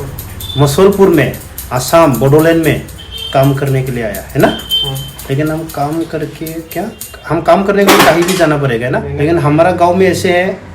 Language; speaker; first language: Hindi; non-native, local second language; Bodo